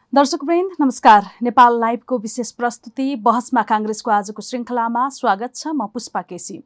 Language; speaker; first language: Nepali; native; Nepali